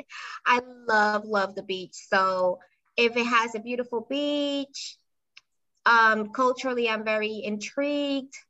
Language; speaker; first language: English; non-native, fluent; Spanish